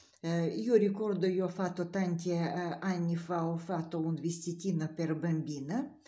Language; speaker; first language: Italian; non-native, learner; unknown